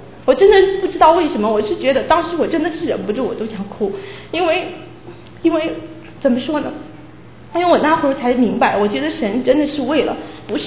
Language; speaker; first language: Chinese; native; Chinese